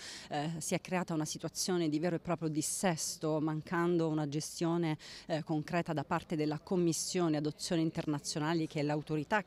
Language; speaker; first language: Italian; native; Italian